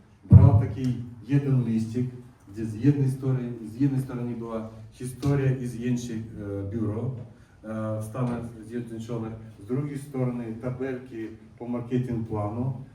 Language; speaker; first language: Polish; non-native, learner; Russian